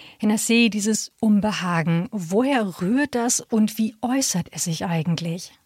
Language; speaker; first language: German; native; German